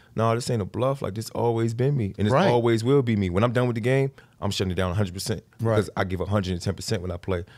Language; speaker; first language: English; native; English